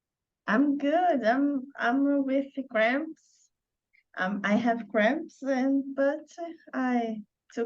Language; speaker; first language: English; non-native, learner; Portuguese